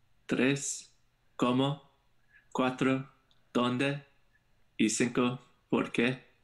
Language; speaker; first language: Spanish; non-native, learner; English